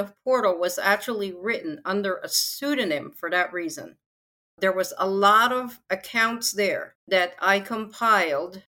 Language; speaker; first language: English; non-native, local second language; Filipino